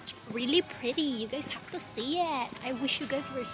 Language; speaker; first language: English; non-native, fluent; Indonesian